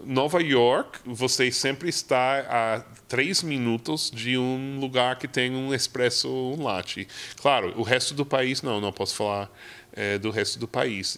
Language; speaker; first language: Portuguese; non-native, fluent; English